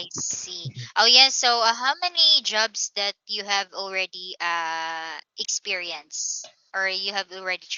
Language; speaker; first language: English; non-native, local second language; Filipino